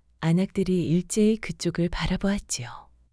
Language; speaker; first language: Korean; native; Korean